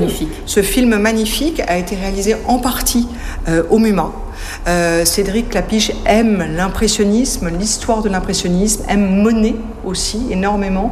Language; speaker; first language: French; native; French